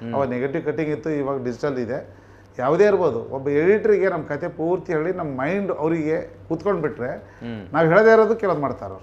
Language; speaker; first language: Kannada; native; Kannada